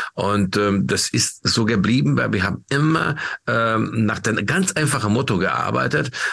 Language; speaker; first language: German; non-native, fluent; Hungarian